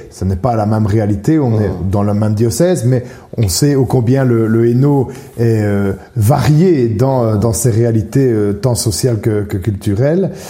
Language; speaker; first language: French; native; French